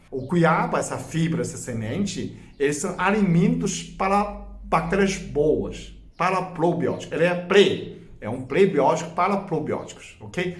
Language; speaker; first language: Portuguese; non-native, fluent; Chinese